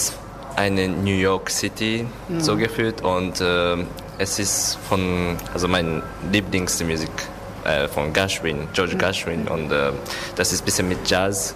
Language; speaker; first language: German; non-native, learner; Japanese